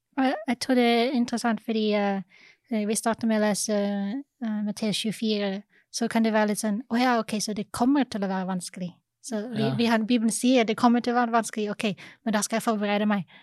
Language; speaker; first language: Norwegian; non-native, fluent; English